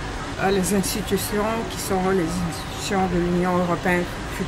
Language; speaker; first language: French; non-native, fluent; Bulgarian